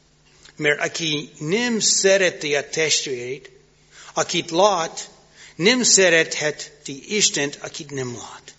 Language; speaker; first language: Hungarian; non-native, learner; English